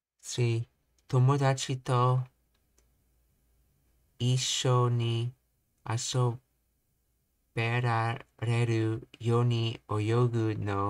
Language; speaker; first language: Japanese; non-native, learner; English